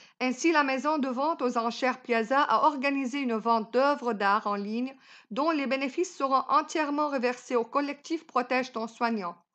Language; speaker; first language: French; non-native, local second language; Arabic